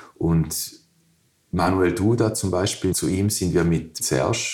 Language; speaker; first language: German; native; German